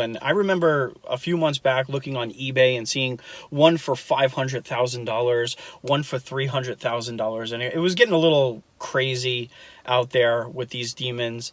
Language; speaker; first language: English; native; English